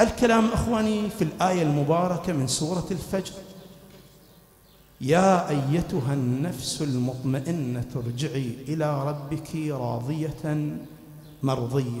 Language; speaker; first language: Arabic; native; Arabic